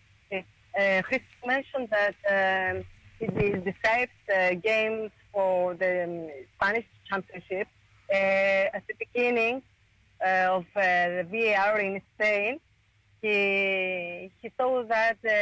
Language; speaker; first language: English; non-native, fluent; Greek